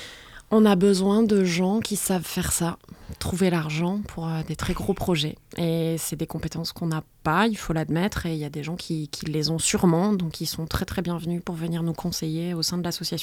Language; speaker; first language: French; native; French